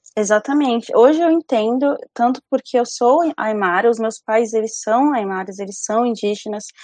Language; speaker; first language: Portuguese; early bilingual, other home language; Spanish